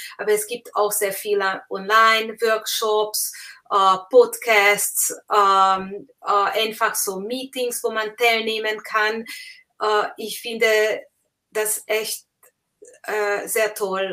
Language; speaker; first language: German; non-native, fluent; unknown